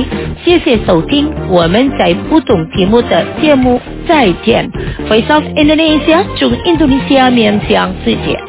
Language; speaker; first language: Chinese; non-native, fluent; Indonesian